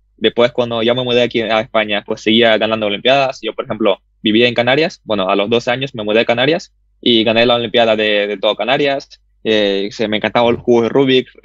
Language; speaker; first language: Spanish; early bilingual, other home language; Russian